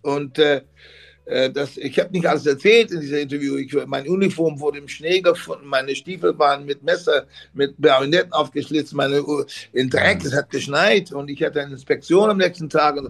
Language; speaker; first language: German; non-native, fluent; English